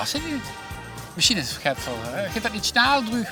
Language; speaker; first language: Dutch; native; Dutch